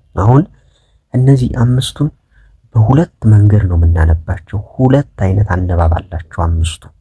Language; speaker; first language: Amharic; native; Amharic